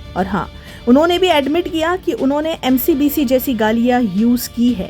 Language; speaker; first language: Hindi; native; Hindi